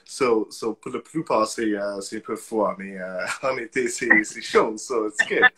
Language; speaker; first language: French; non-native, local second language; English